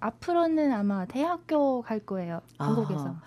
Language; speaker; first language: Korean; non-native, learner; Vietnamese